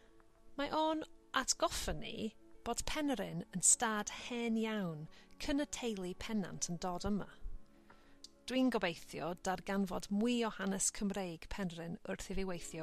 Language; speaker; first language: Welsh; non-native, learner; English